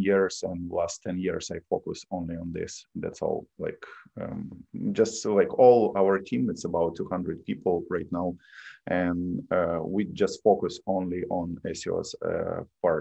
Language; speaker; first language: English; non-native, fluent; Ukrainian